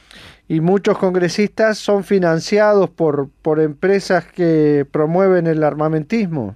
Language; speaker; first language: Spanish; native; Spanish